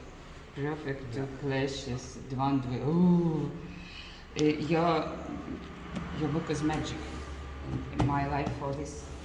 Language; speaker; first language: English; non-native, learner; Russian